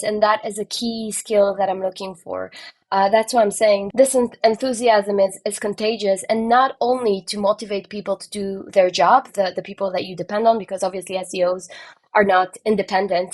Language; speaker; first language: English; non-native, fluent; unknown